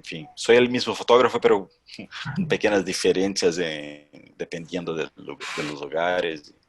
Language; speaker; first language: Spanish; non-native, fluent; Portuguese